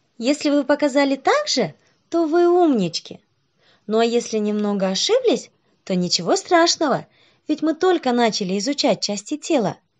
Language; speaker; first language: Russian; non-native, local second language; Kazakh